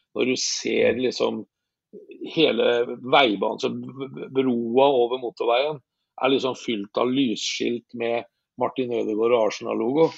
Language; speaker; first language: Norwegian; native; Norwegian